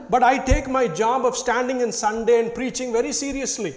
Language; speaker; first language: English; non-native, local second language; Tamil